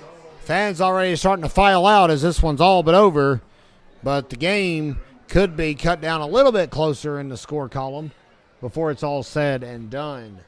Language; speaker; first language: English; native; English